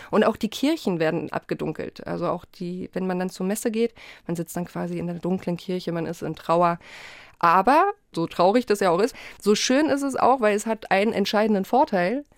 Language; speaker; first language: German; early bilingual, other home language; Polish